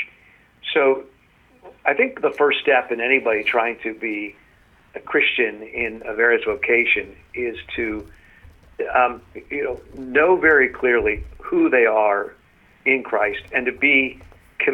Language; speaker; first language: English; native; English